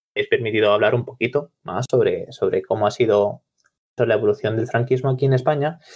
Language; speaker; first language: Spanish; non-native, local second language; Catalan